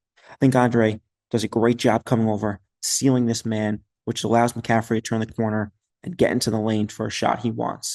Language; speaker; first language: English; native; English